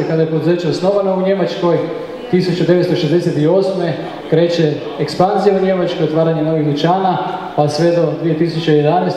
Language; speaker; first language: Croatian; native; Croatian